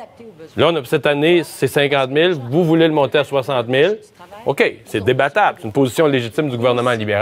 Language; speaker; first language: French; native; French